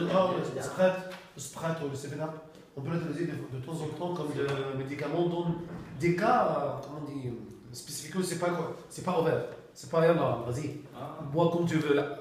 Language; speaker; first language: French; non-native, learner; Arabic